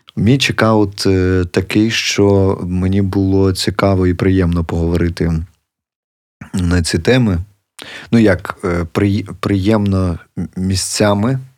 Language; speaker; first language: Ukrainian; native; Ukrainian